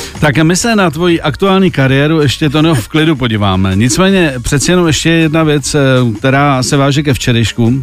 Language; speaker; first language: Czech; native; Czech